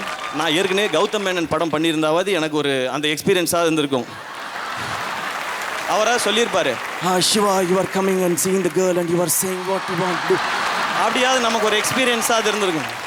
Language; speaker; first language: Tamil; native; Tamil